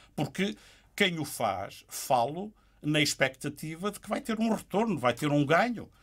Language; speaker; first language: Portuguese; native; Portuguese